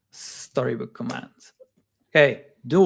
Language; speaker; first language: English; non-native, fluent; Polish